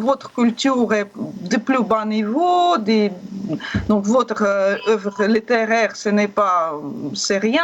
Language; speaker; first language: French; non-native, learner; Russian